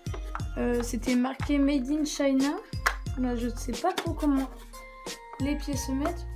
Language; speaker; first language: French; native; French